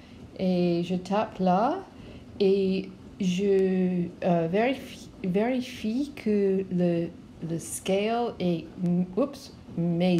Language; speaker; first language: French; non-native, learner; English